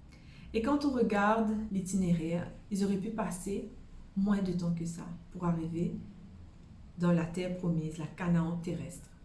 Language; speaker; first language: French; native; French